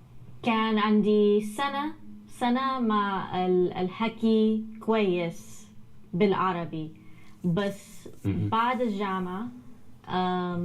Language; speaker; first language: Arabic; non-native, learner; English